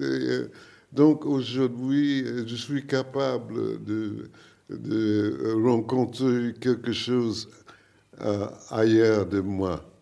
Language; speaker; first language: French; non-native, learner; English